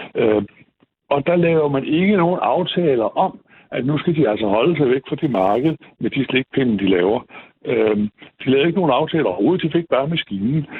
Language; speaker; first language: Danish; native; Danish